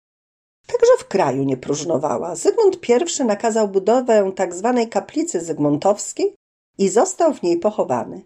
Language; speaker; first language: Polish; native; Polish